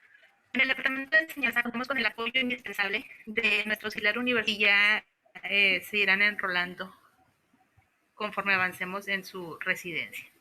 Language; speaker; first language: Spanish; native; Spanish